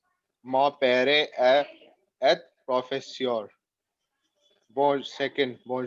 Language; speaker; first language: French; non-native, learner; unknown